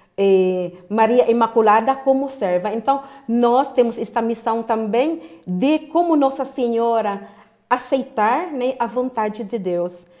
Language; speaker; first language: Portuguese; non-native, fluent; Filipino